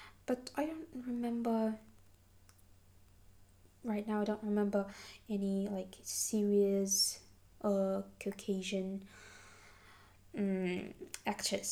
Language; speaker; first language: English; non-native, fluent; Adyghe